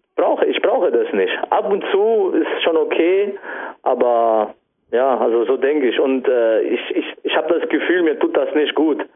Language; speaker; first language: German; non-native, fluent; Italian